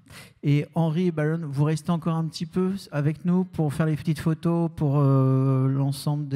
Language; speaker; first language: French; native; French